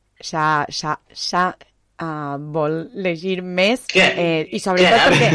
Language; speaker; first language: Catalan; non-native, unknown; Spanish